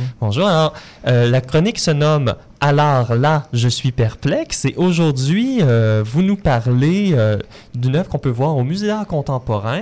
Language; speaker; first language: French; native; French